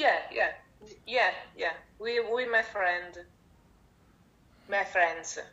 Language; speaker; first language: English; non-native, learner; Italian